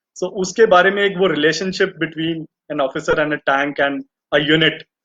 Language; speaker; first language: Hindi; native; Hindi